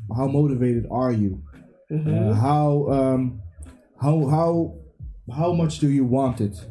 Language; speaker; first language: English; early bilingual, heritage; English